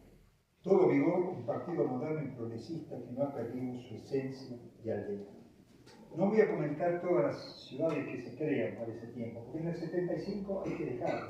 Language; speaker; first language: Spanish; native; Spanish